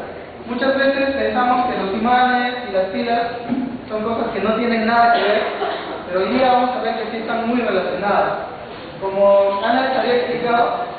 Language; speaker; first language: Spanish; native; Spanish